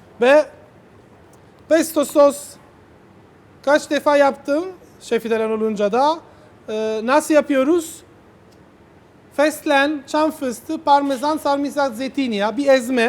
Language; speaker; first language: Turkish; non-native, learner; Italian